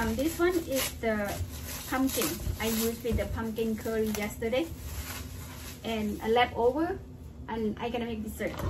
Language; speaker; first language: English; non-native, learner; Lao